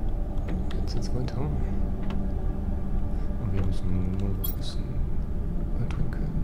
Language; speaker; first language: German; native; German